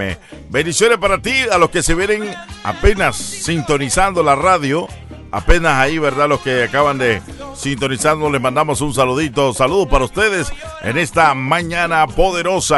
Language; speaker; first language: Spanish; native; Spanish